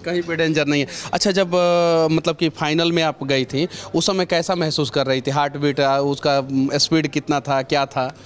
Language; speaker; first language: Hindi; native; Hindi